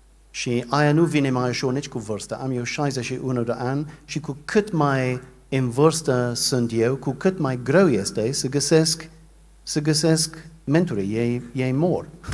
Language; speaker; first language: Romanian; non-native, learner; English